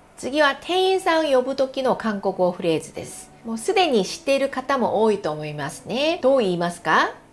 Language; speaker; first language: Japanese; non-native, fluent; Korean